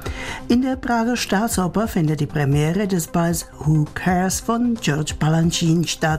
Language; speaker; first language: German; native; German